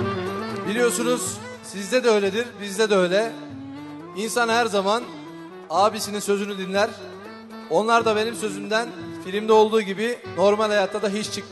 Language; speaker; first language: Turkish; native; Turkish